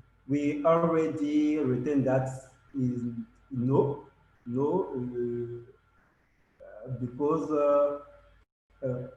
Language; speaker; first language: English; non-native, learner; French